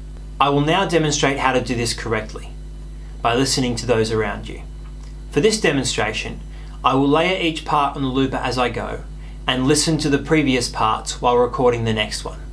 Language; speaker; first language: English; native; English